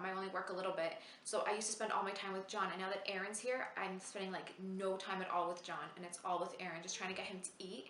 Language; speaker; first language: English; native; English